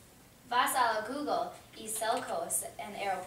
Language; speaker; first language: Spanish; non-native, learner; English